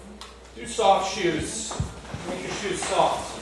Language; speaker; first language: English; native; English